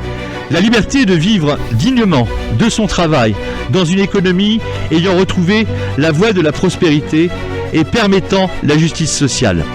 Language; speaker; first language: French; native; French